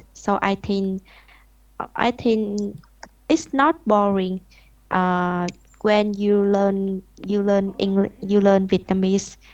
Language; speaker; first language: English; non-native, learner; Vietnamese